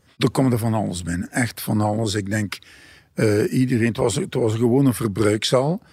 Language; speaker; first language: Dutch; native; Dutch